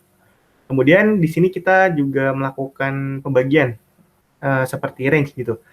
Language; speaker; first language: Indonesian; native; Indonesian